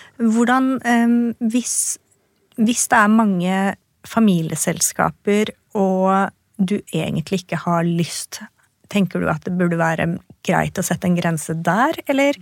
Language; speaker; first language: Norwegian; early bilingual, other home language; Persian